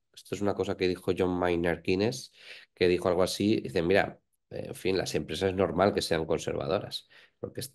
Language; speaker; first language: Spanish; native; Spanish